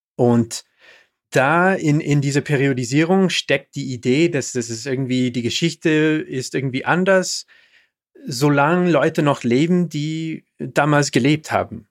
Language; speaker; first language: German; non-native, fluent; English